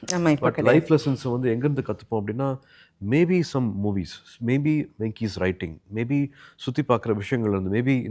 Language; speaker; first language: Tamil; native; Tamil